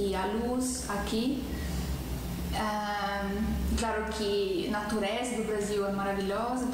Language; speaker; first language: Portuguese; non-native, fluent; Estonian